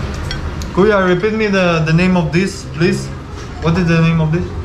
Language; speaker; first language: English; non-native, fluent; Spanish